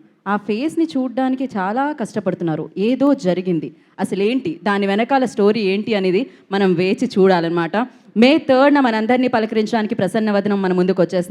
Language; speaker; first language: Telugu; native; Telugu